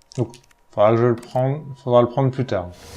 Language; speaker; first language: French; native; French